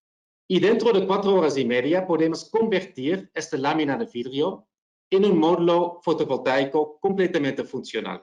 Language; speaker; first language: Spanish; non-native, fluent; Dutch